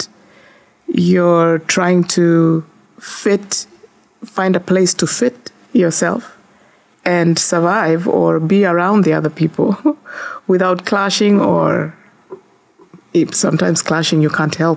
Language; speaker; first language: English; non-native, local second language; Gusii